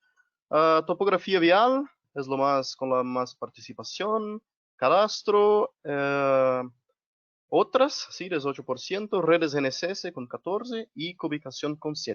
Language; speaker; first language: Spanish; non-native, local second language; Portuguese